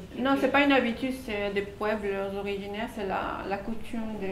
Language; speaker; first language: French; non-native, fluent; Spanish